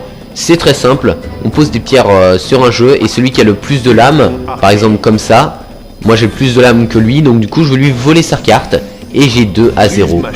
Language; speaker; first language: French; native; French